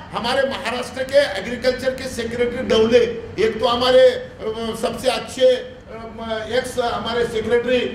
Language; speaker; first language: Hindi; non-native, local second language; Marathi